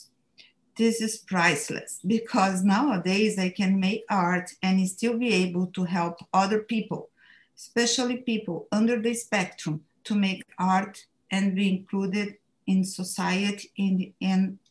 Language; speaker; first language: English; non-native, fluent; Portuguese